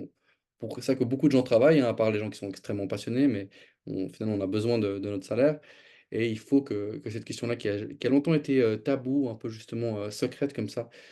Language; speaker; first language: French; native; French